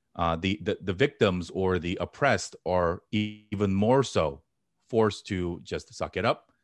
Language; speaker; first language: English; native; English